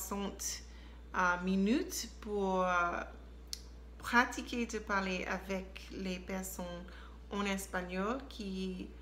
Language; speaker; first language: French; non-native, learner; English